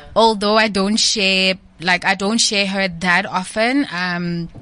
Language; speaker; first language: English; non-native, local second language; Southern Sotho